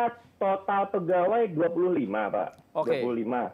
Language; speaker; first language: Indonesian; native; Indonesian